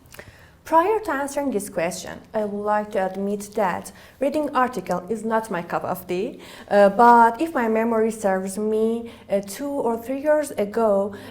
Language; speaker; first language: English; non-native, learner; Persian